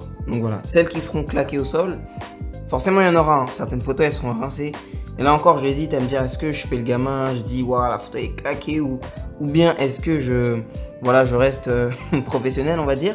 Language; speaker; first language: French; native; French